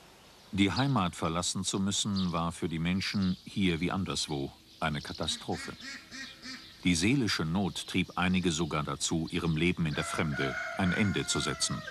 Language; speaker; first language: German; native; German